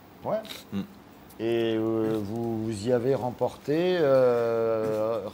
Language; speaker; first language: French; native; French